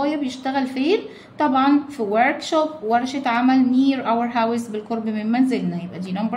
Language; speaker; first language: Arabic; native; Arabic